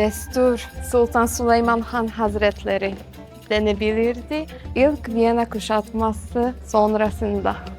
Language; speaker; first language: Turkish; non-native, learner; Polish